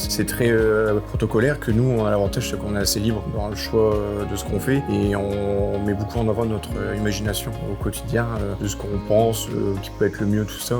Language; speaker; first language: French; native; French